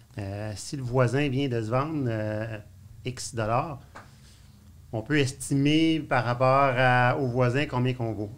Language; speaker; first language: French; native; French